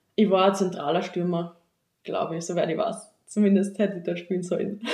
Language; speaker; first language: German; native; German